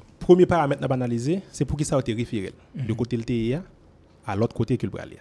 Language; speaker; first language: French; non-native, local second language; Haitian Creole